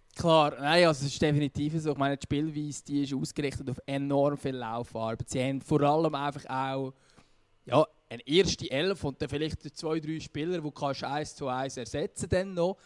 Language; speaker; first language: German; native; German